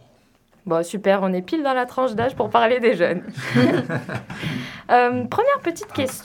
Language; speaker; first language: French; native; French